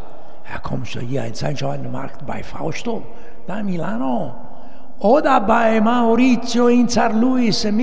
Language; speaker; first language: German; non-native, learner; Italian